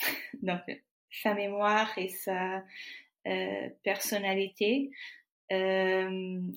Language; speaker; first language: French; non-native, fluent; Portuguese